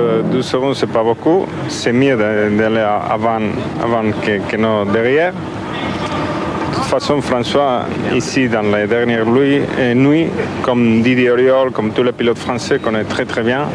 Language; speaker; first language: French; non-native, learner; Spanish